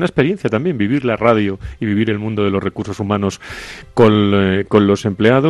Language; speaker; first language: Spanish; native; Spanish